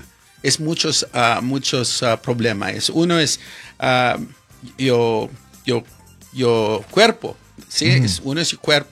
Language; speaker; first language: Spanish; non-native, learner; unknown